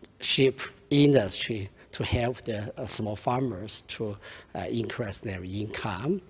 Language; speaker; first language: English; non-native, learner; Chinese